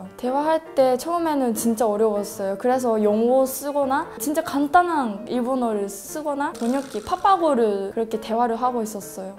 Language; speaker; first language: Korean; non-native, learner; Japanese